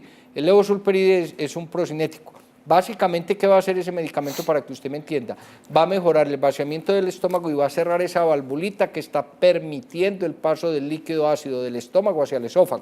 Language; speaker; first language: Spanish; native; Spanish